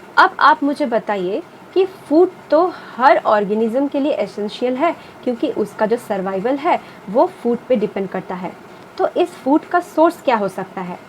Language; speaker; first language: Hindi; non-native, local second language; Bangla